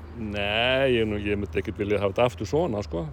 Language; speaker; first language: Icelandic; native; Icelandic